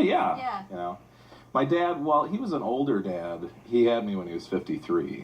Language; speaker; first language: English; native; English